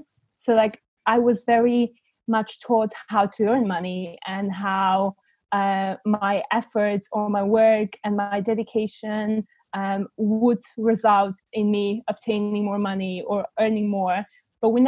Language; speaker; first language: English; non-native, fluent; Bulgarian